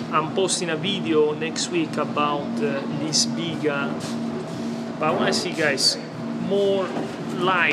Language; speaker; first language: English; non-native, fluent; Italian